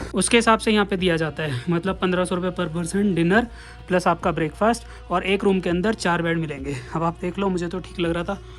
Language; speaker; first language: Hindi; native; Hindi